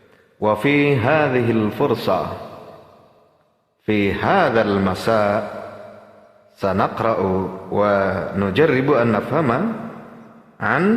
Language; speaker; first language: Arabic; non-native, fluent; Indonesian